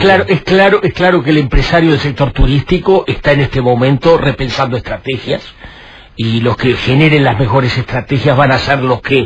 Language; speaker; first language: Spanish; native; Spanish